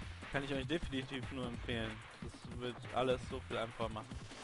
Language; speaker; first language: German; native; German